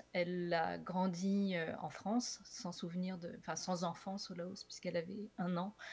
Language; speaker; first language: French; native; French